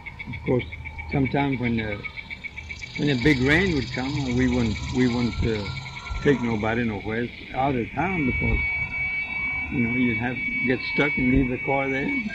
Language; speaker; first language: English; early bilingual, other home language; Spanish